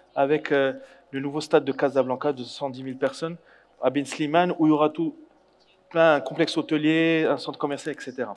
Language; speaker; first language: French; non-native, local second language; Arabic